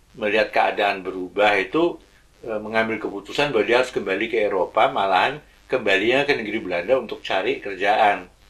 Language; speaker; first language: Indonesian; early bilingual, other home language; Javanese